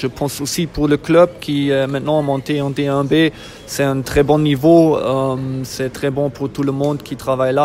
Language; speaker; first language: French; non-native, fluent; German